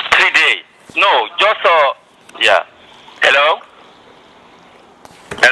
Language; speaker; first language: English; non-native, fluent; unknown